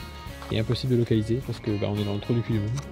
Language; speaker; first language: French; native; French